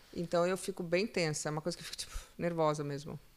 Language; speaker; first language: Portuguese; native; Portuguese